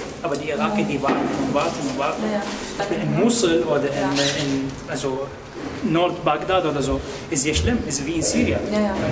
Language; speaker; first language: German; non-native, learner; Arabic